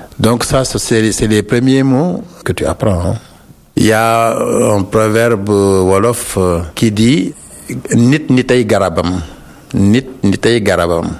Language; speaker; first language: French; non-native, local second language; Wolof